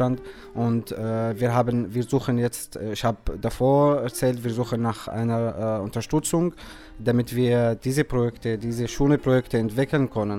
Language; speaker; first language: German; non-native, fluent; Arabic